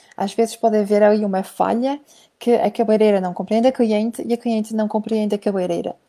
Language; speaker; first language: Portuguese; early bilingual, heritage; French